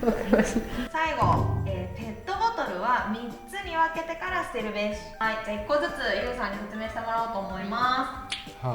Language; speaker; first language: Japanese; native; Japanese